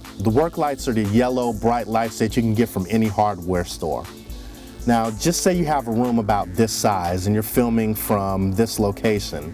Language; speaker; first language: English; native; English